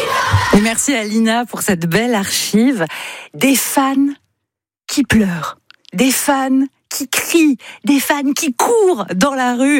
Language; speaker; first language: French; native; French